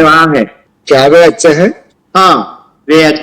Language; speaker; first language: Hindi; non-native, learner; Telugu